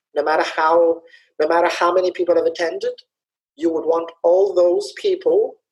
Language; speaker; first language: English; early bilingual, other home language; Somali